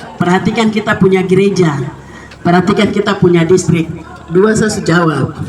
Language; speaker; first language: Indonesian; native; Indonesian